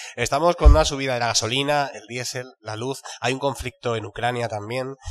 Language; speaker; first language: Spanish; native; Spanish